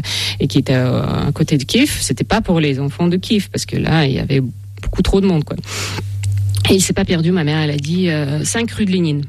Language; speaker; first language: French; non-native, fluent; Russian